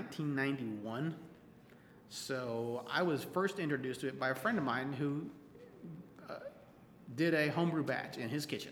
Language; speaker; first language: English; native; English